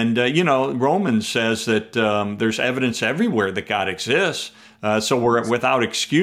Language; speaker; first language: English; native; English